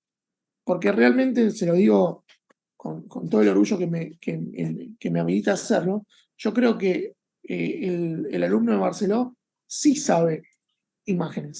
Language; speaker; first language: Spanish; native; Spanish